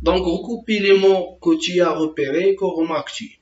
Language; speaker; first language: French; non-native, local second language; Arabic